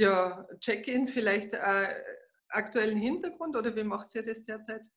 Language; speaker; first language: German; native; German